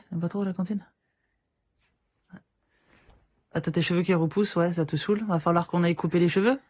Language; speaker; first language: French; native; French